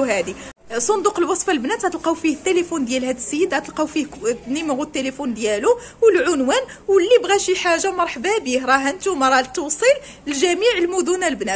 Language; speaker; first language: Arabic; native; Arabic